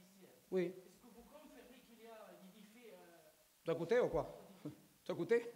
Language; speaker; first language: French; non-native, learner; Spanish